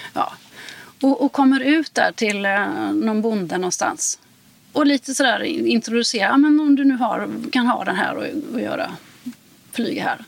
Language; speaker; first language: Swedish; native; Swedish